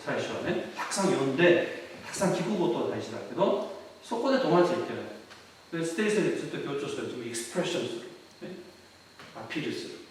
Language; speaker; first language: Japanese; non-native, fluent; Korean